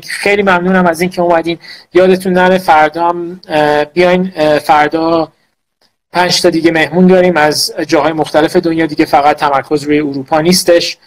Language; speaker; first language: Persian; native; Persian